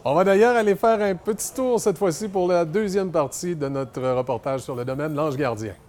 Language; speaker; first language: French; native; French